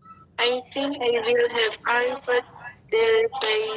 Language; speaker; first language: English; non-native, learner; Indonesian